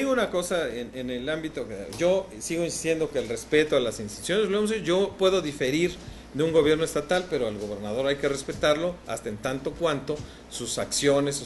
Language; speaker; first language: Spanish; native; Spanish